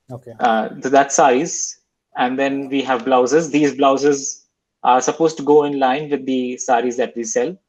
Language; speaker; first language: English; non-native, local second language; Hindi